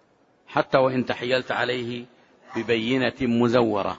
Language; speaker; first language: Arabic; native; Arabic